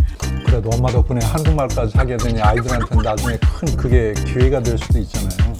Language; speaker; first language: Korean; native; Korean